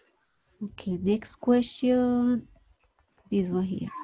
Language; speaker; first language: English; non-native, fluent; Spanish